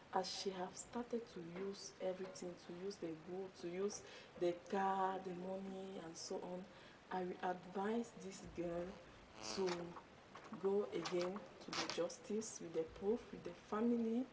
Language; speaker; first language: English; non-native, local second language; French